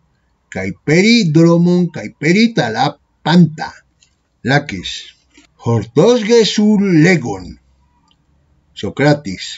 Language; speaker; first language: Greek; non-native, learner; Spanish